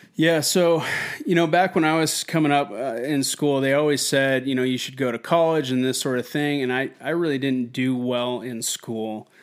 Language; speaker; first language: English; native; English